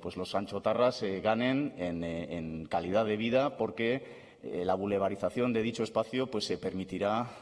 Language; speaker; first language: Spanish; native; Spanish